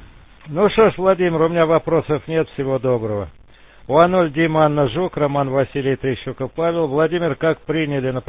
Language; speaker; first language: Russian; native; Russian